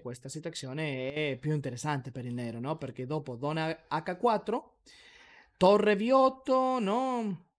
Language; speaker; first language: Italian; non-native, learner; Spanish